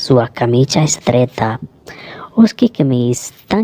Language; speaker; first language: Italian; non-native, learner; Urdu